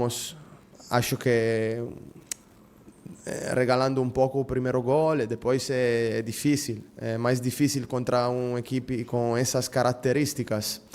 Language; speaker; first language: Portuguese; non-native, fluent; Spanish